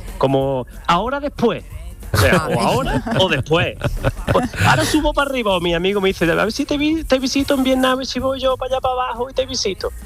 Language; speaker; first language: Spanish; native; Spanish